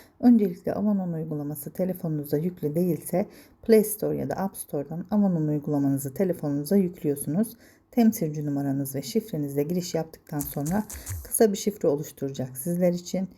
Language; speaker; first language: Turkish; native; Turkish